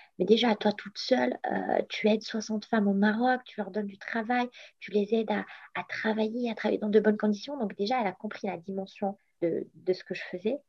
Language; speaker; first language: French; non-native, local second language; Arabic